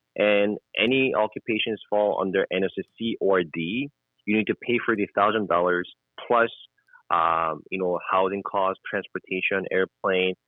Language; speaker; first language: English; non-native, fluent; Korean